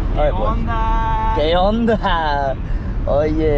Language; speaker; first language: Spanish; non-native, learner; English